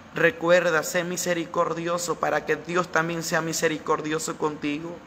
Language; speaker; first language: Spanish; native; Spanish